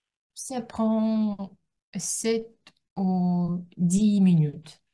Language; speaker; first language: French; non-native, learner; Russian